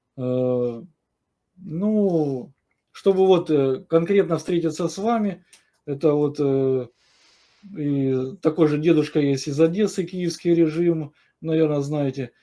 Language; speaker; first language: Russian; native; Russian